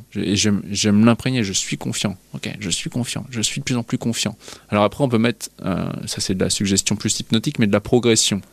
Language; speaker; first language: French; native; French